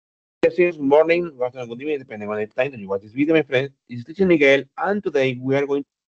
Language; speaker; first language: English; non-native, fluent; Spanish